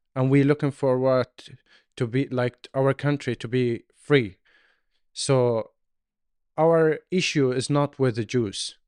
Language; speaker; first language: English; non-native, learner; Arabic